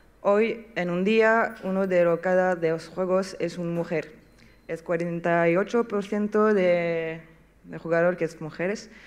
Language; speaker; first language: Spanish; non-native, learner; French